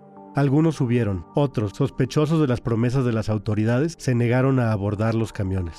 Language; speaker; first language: Spanish; native; Spanish